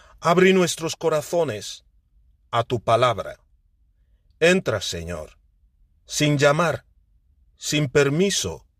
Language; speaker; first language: Spanish; non-native, fluent; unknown